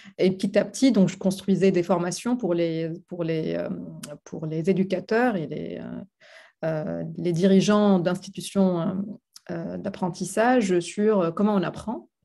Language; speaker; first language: French; non-native, local second language; Arabic